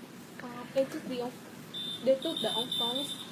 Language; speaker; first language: French; non-native, learner; Vietnamese